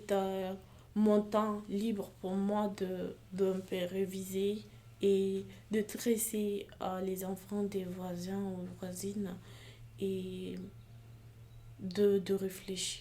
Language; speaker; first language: French; non-native, fluent; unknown